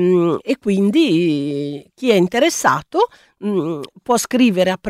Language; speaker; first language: Italian; native; Italian